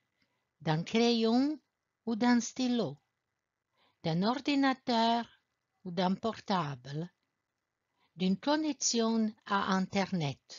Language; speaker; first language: French; non-native, fluent; Croatian